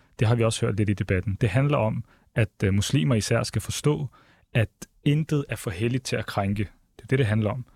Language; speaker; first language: Danish; early bilingual, other home language; Arabic